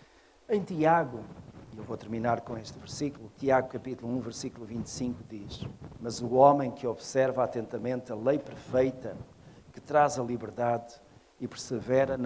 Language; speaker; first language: Portuguese; native; Portuguese